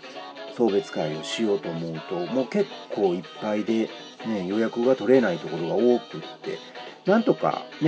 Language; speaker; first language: Japanese; native; Japanese